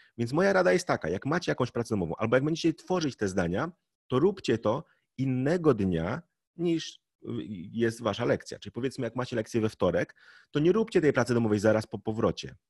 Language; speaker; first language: Polish; native; Polish